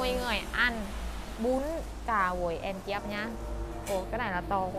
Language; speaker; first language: Vietnamese; non-native, fluent; Thai